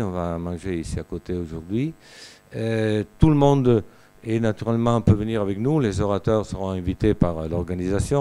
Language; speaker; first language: French; non-native, fluent; Italian